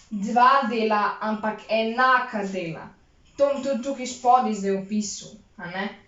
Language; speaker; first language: Slovenian; native; Slovenian